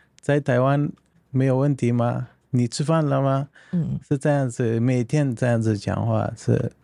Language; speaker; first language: Chinese; non-native, learner; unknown